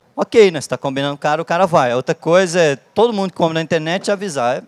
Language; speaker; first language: Portuguese; native; Portuguese